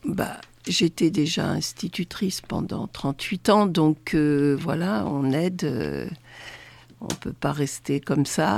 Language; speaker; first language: French; native; French